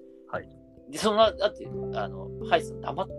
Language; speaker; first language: Japanese; native; Japanese